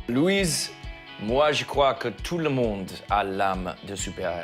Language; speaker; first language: French; non-native, learner; English